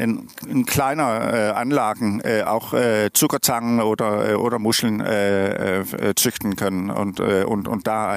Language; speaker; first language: German; non-native, learner; Danish